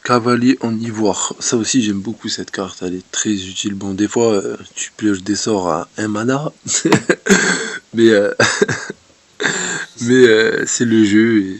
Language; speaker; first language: French; native; French